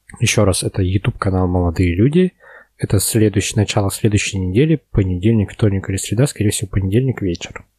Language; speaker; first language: Russian; native; Russian